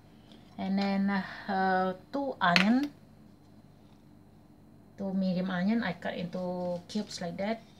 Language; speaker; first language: English; non-native, learner; Indonesian